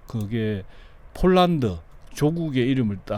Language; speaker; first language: Korean; native; Korean